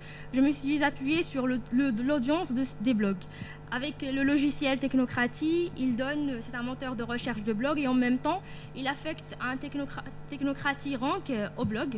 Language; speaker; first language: French; non-native, local second language; Arabic